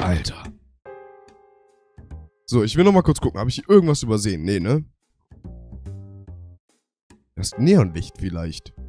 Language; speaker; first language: German; native; German